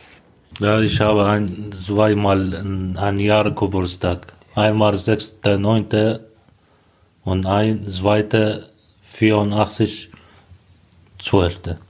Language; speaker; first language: German; non-native, learner; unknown